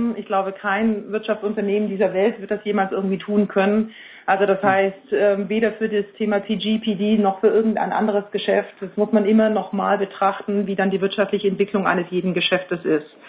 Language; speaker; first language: German; native; German